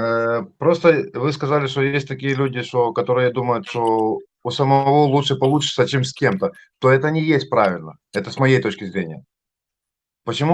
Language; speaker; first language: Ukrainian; non-native, local second language; Russian